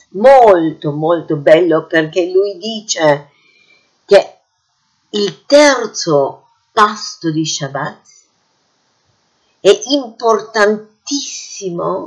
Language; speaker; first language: Italian; non-native, fluent; English